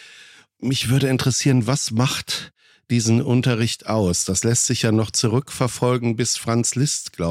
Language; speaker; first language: German; native; German